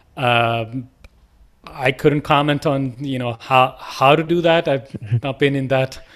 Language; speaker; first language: English; non-native, local second language; Punjabi